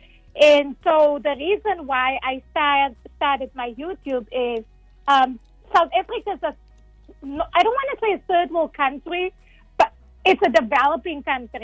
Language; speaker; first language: English; non-native, local second language; Dutch